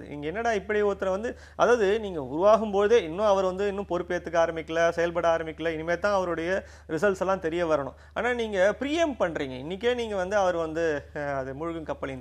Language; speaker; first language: Tamil; native; Tamil